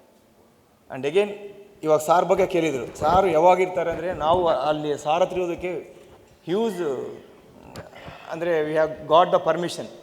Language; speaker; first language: Kannada; non-native, local second language; Telugu